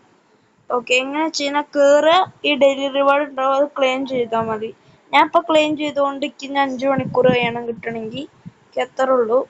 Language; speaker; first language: Malayalam; native; Malayalam